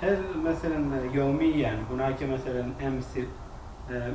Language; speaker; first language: Arabic; non-native, fluent; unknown